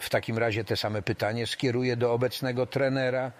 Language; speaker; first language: Polish; native; Polish